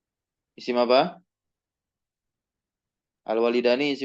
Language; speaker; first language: Arabic; non-native, fluent; Indonesian